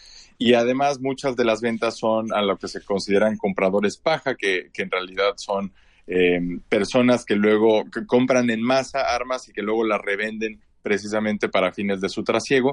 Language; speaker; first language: Spanish; native; Spanish